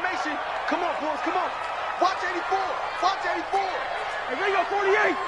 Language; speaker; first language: English; native; English